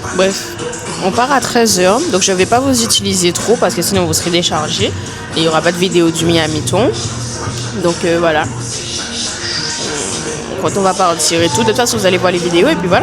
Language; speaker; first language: French; native; French